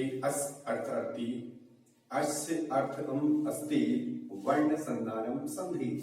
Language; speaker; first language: Hindi; native; Hindi